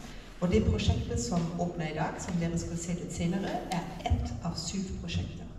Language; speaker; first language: Norwegian; non-native, fluent; German